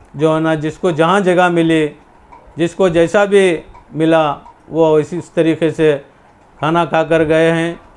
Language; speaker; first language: Hindi; native; Hindi